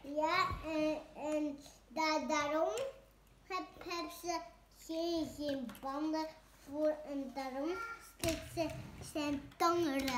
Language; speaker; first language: Dutch; early bilingual, other home language; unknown